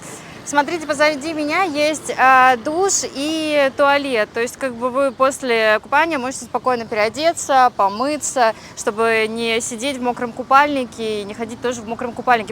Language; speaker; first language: Russian; native; Russian